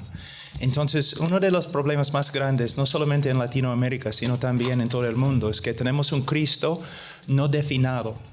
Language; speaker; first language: Spanish; non-native, fluent; English